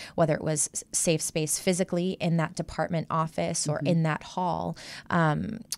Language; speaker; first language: English; native; English